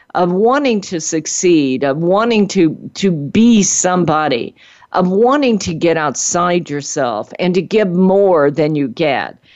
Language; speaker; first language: English; native; English